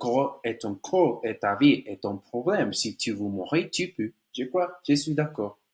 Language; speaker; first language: French; non-native, learner; Spanish